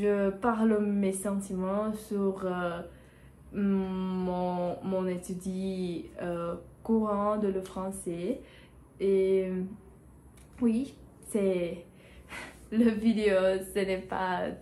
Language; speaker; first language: French; non-native, learner; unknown